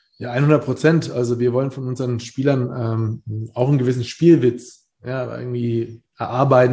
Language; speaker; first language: German; native; German